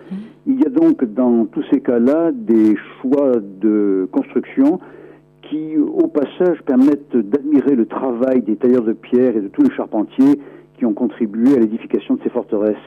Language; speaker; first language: French; native; French